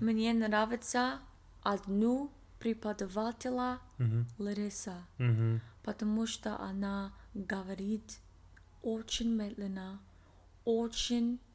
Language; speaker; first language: Russian; non-native, learner; English